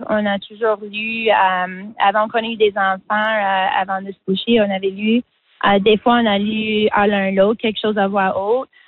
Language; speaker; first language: French; non-native, local second language; English